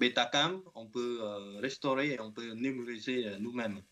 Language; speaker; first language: French; non-native, learner; Khmer